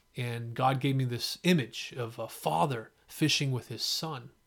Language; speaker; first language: English; native; English